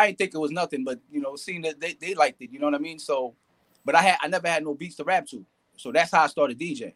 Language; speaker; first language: English; native; English